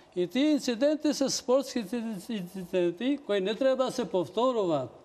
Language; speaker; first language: Macedonian; non-native, local second language; Albanian